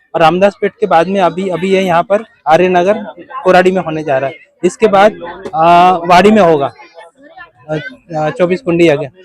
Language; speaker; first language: Hindi; non-native, local second language; Marathi